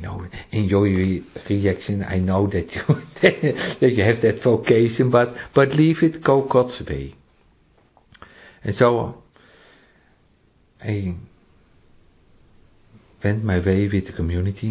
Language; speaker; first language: English; non-native, learner; Dutch